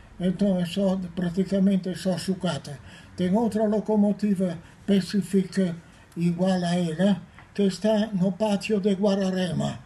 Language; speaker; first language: Portuguese; non-native, fluent; Italian